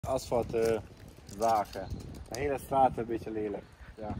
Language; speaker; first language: Dutch; non-native, learner; Hungarian